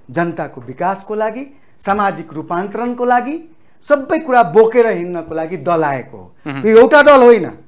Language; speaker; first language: Nepali; non-native, local second language; Maithili